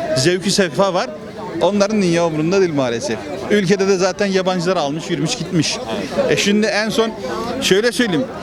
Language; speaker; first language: Turkish; native; Turkish